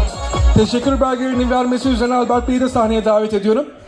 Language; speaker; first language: Turkish; native; Turkish